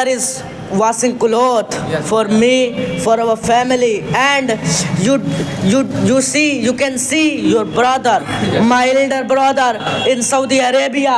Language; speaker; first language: English; non-native, learner; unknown